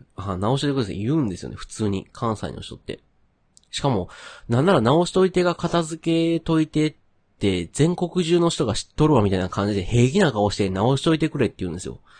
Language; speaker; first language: Japanese; native; Japanese